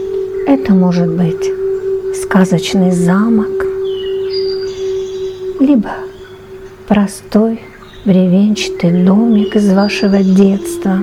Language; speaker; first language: Russian; native; Russian